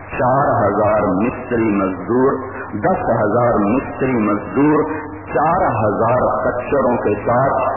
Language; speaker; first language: Urdu; non-native, local second language; Punjabi